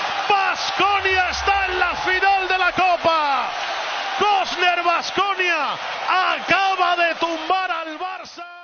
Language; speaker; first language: Spanish; native; Spanish